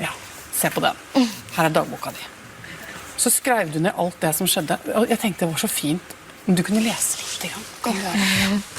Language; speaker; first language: Norwegian; native; Norwegian